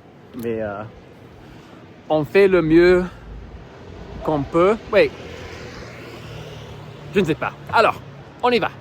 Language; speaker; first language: French; non-native, fluent; English